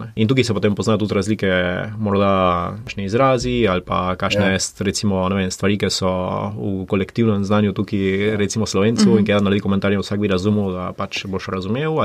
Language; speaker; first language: Slovenian; early bilingual, heritage; Slovenian